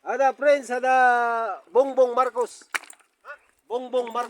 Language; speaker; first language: Arabic; non-native, learner; Filipino